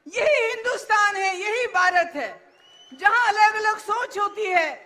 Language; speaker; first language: Hindi; native; Hindi